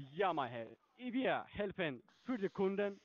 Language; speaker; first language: German; non-native, learner; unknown